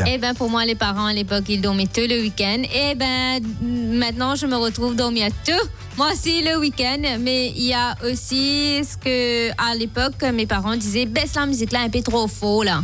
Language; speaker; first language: French; non-native, local second language; Morisyen